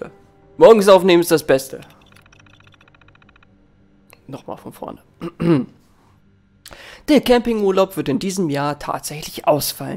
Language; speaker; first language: German; native; German